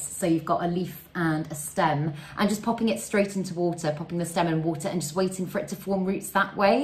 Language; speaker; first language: English; native; English